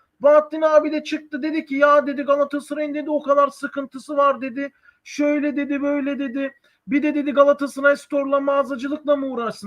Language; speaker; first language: Turkish; native; Turkish